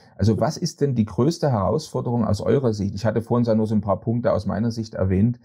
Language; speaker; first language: German; native; German